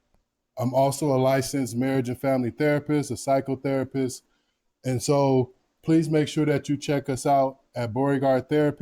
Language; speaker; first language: English; native; English